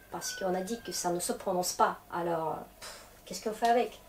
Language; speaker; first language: French; non-native, fluent; Russian